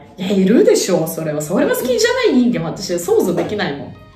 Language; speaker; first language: Japanese; non-native, fluent; Russian